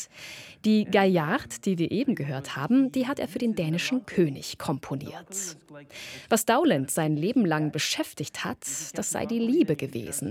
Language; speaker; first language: German; native; German